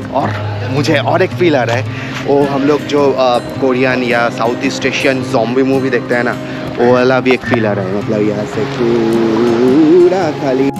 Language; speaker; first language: Hindi; native; Hindi